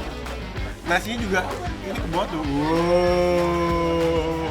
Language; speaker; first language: Indonesian; native; Indonesian